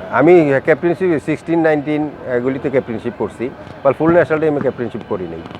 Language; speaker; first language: Bangla; native; Bangla